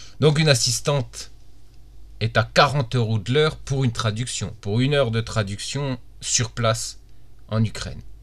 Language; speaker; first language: French; native; French